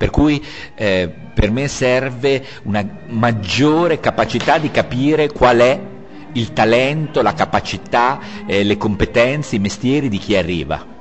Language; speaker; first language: Italian; native; Italian